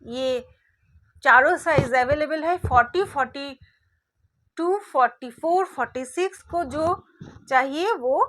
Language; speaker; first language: Hindi; non-native, local second language; Bangla